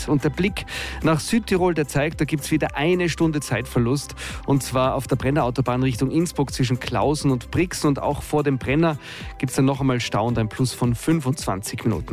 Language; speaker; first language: German; native; German